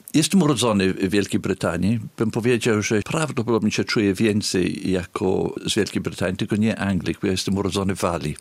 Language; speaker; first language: Polish; early bilingual, heritage; Polish